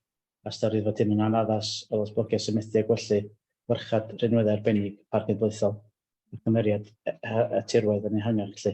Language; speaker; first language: Welsh; native; Welsh